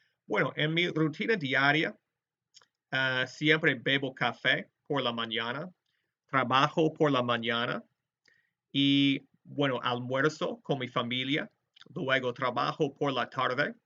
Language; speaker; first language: Spanish; non-native, fluent; English